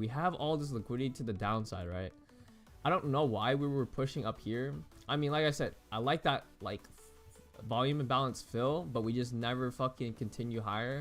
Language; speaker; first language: English; native; English